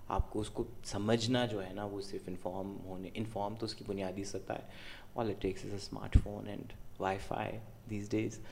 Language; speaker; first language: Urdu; non-native, local second language; Punjabi